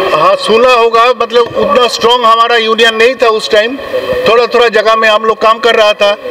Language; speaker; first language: Hindi; non-native, local second language; Bangla